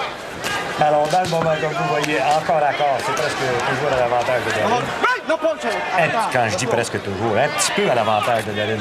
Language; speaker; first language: French; native; French